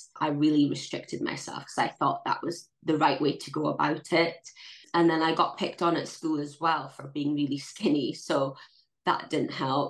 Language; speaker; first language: English; native; English